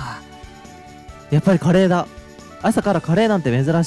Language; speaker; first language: Japanese; native; Japanese